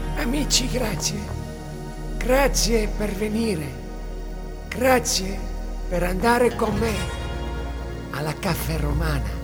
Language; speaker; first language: Italian; non-native, learner; Dutch